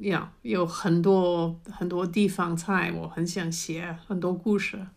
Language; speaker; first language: Chinese; non-native, fluent; English